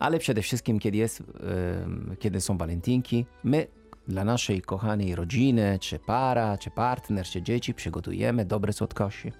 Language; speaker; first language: Polish; non-native, fluent; Italian